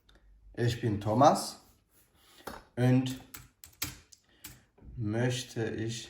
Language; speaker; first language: German; non-native, learner; Amharic